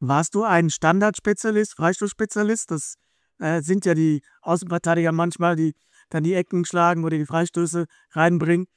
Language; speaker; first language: German; native; German